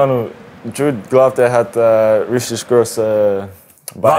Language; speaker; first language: German; non-native, learner; English